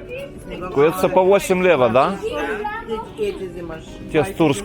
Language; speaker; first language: Bulgarian; early bilingual, heritage; Russian